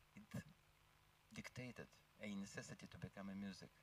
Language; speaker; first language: English; non-native, fluent; Russian